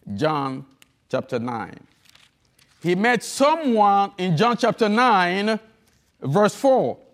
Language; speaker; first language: English; non-native, fluent; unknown